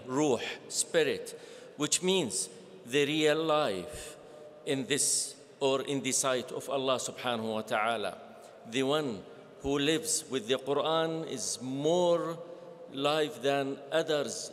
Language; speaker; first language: English; non-native, fluent; Arabic